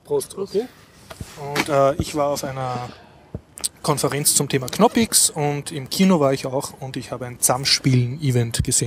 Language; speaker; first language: German; native; German